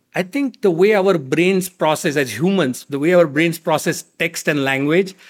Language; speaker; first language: English; non-native, local second language; Marathi